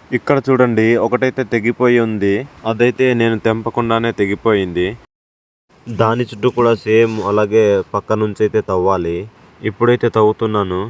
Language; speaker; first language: Telugu; non-native, local second language; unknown